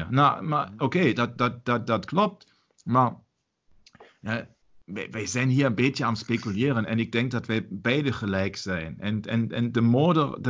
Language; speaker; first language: Dutch; non-native, fluent; German